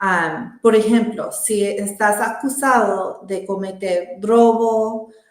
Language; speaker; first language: Spanish; early bilingual, heritage; Spanish